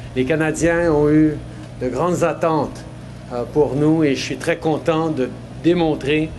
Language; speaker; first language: French; native; French